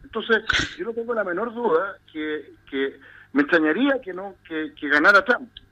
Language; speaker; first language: Spanish; native; Spanish